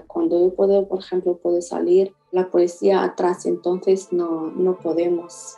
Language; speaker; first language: Spanish; non-native, fluent; Arabic